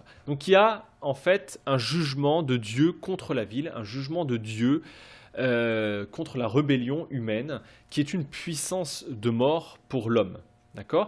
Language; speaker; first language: French; native; French